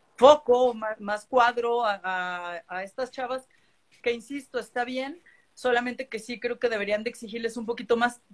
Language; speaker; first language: Spanish; native; Spanish